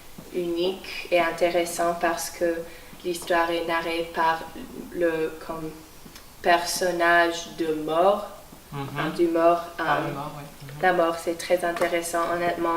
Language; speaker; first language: French; non-native, learner; English